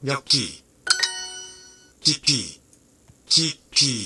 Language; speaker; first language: Korean; non-native, learner; English